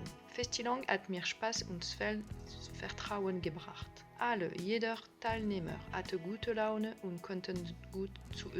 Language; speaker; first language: German; non-native, learner; French